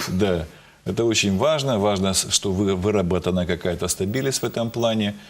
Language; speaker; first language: Russian; native; Russian